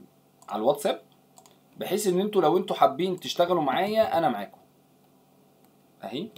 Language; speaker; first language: Arabic; native; Arabic